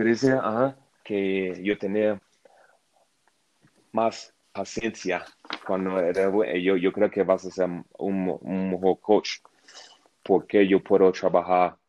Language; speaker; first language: Spanish; non-native, learner; English